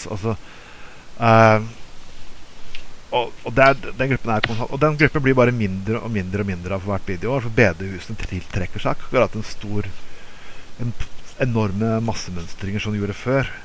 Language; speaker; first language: Norwegian; native; Norwegian